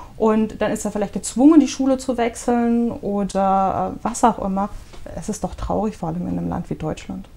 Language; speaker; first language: German; early bilingual, other home language; Russian